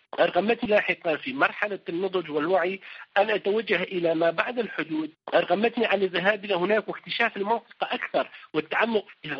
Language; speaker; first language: Arabic; non-native, local second language; Kurdish